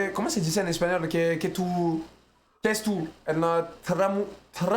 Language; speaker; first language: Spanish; non-native, learner; French